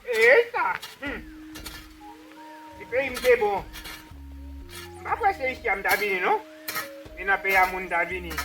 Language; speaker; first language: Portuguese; non-native, learner; Haitian Creole